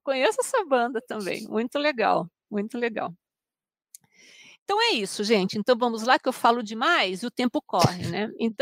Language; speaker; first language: Portuguese; native; Portuguese